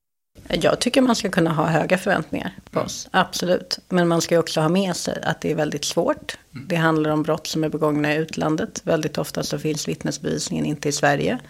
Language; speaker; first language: Swedish; native; Swedish